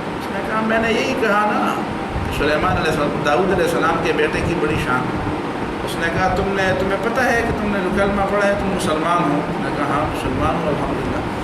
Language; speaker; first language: Urdu; non-native, local second language; Pashto